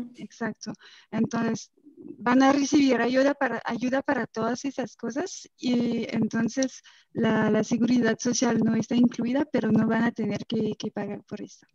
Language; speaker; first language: Spanish; non-native, fluent; French